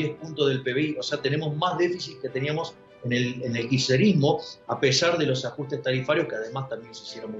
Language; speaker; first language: Spanish; native; Spanish